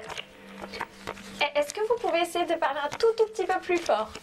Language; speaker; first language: French; native; French